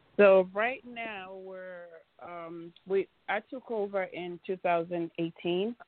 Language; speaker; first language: English; native; English